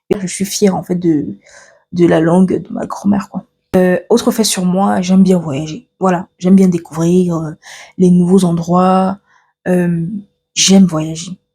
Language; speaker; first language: French; early bilingual, other home language; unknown